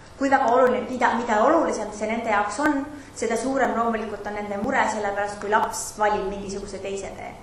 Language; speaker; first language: Estonian; non-native, fluent; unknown